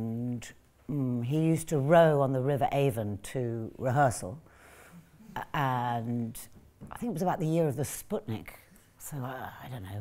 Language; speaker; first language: English; native; English